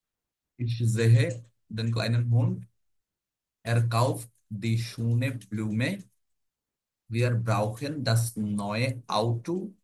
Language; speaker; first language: German; non-native, fluent; Bangla